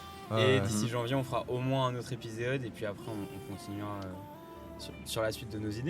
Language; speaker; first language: French; native; French